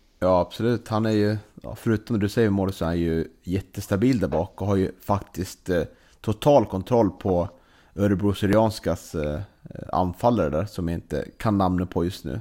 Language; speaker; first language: Swedish; native; Swedish